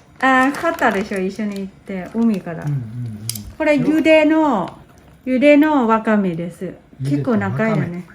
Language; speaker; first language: Japanese; non-native, learner; Thai